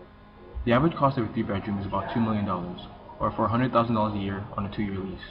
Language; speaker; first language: English; early bilingual, other home language; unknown